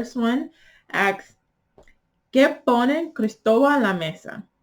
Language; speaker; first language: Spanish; early bilingual, heritage; Spanish